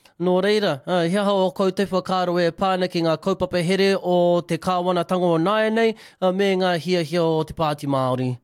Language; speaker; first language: Māori; native; Māori